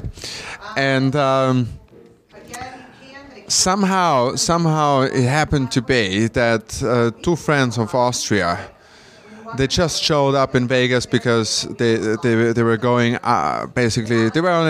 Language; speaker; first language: English; non-native, fluent; German